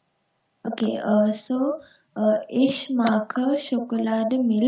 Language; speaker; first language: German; non-native, learner; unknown